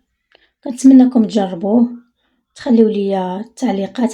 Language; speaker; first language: Arabic; native; Arabic